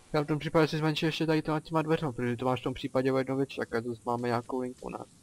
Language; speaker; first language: Czech; native; Czech